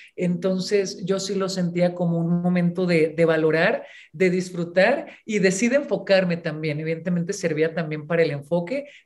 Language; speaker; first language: Spanish; native; Spanish